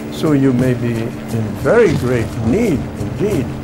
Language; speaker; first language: English; non-native, fluent; German